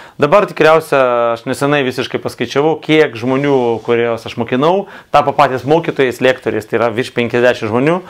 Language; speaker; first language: Lithuanian; non-native, local second language; Russian